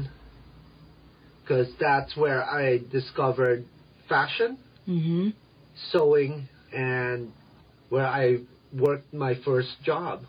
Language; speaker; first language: English; early bilingual, other home language; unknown